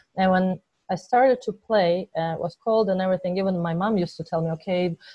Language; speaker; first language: English; non-native, fluent; Georgian